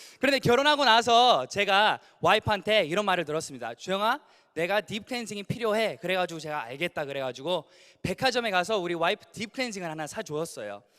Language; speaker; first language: Korean; early bilingual, heritage; English